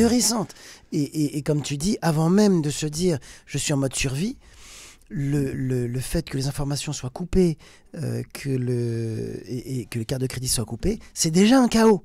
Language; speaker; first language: French; native; French